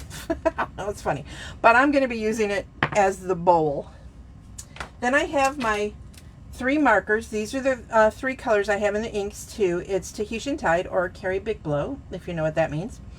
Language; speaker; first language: English; native; English